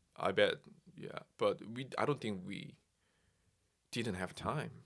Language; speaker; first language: English; non-native, fluent; Korean